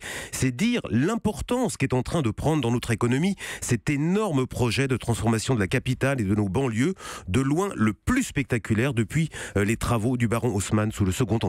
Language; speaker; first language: French; native; French